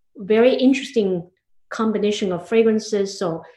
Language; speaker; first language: English; non-native, fluent; Chinese